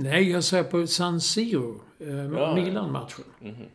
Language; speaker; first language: Swedish; native; Swedish